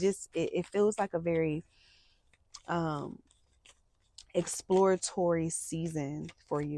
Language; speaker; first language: English; native; English